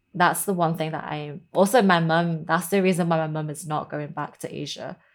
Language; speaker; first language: English; native; English